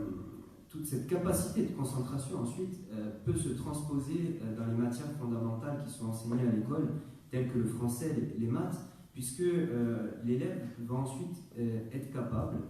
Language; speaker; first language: French; native; French